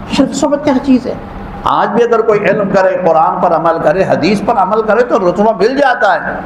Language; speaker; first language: Urdu; non-native, local second language; Punjabi